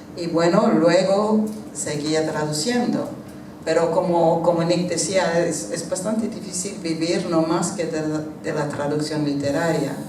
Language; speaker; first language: Spanish; non-native, fluent; English